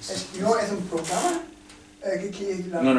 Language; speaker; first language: Spanish; non-native, learner; German